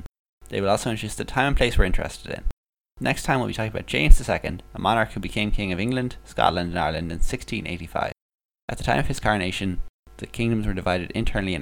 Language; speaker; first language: English; native; English